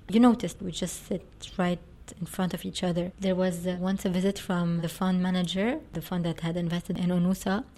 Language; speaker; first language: English; non-native, fluent; Arabic